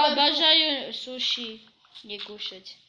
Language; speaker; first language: Russian; early bilingual, heritage; Russian